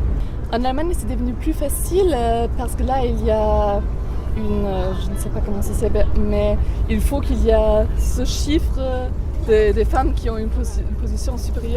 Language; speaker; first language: French; non-native, fluent; German